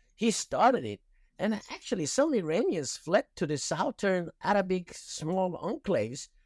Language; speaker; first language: English; non-native, fluent; Persian